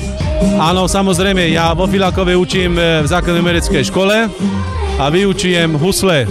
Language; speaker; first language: Slovak; non-native, local second language; Romany